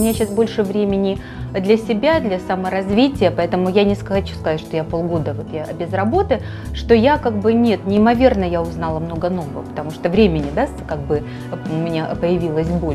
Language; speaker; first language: Russian; native; Russian